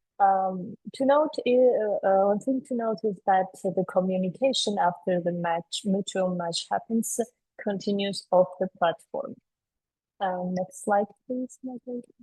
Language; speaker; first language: English; non-native, fluent; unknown